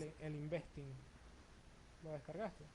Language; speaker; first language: Spanish; native; Spanish